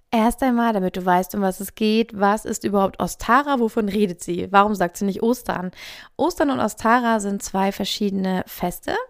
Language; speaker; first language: German; native; German